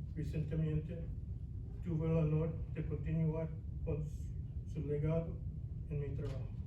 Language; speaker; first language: Spanish; early bilingual, other home language; English